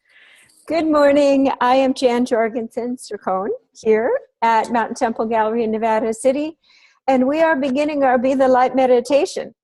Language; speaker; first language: English; native; English